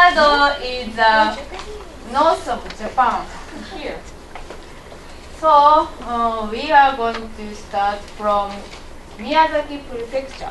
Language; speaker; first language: English; non-native, learner; Japanese